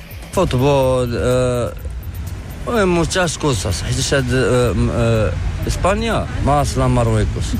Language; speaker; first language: Spanish; non-native, learner; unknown